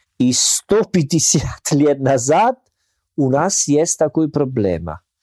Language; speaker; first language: Russian; non-native, learner; Italian